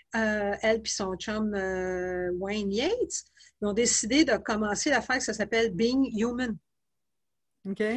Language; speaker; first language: French; native; French